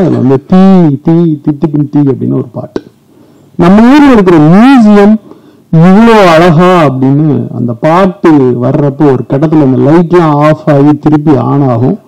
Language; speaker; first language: Tamil; native; Tamil